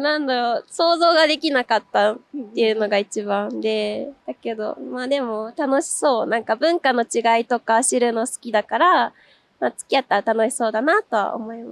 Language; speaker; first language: Japanese; native; Japanese